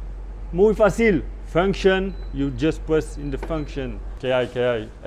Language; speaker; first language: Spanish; non-native, learner; French